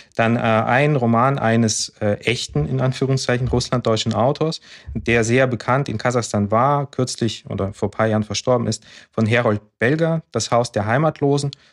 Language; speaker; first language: German; early bilingual, other home language; Russian